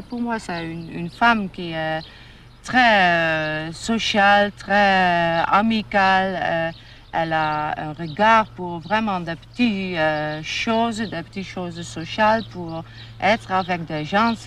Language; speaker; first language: French; non-native, fluent; German